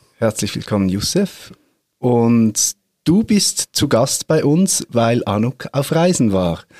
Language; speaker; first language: German; native; German